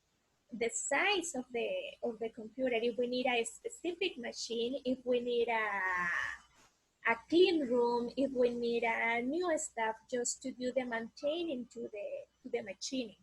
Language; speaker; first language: English; non-native, learner; Spanish